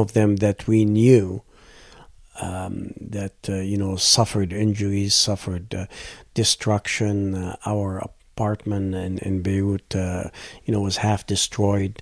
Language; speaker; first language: English; non-native, fluent; Arabic